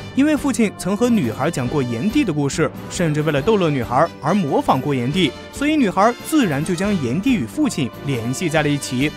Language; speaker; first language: Chinese; native; Chinese